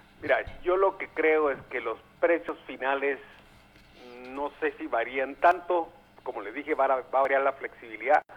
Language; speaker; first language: Spanish; native; Spanish